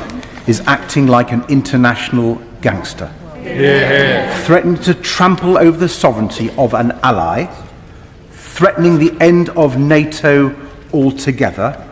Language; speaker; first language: English; native; English